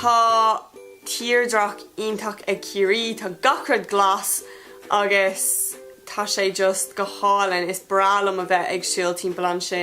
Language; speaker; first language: Irish; non-native, local second language; English